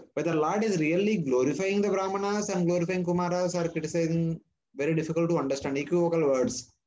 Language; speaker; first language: English; non-native, local second language; Telugu